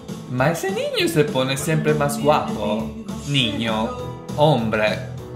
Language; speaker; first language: Spanish; non-native, fluent; Italian